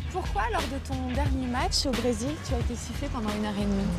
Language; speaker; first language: French; native; French